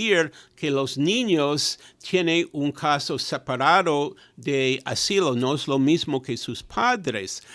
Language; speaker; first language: Spanish; non-native, fluent; English